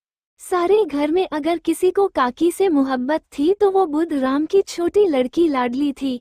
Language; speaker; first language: Hindi; native; Hindi